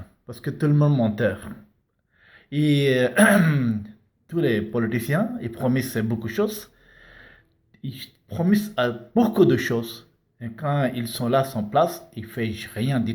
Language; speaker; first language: French; non-native, learner; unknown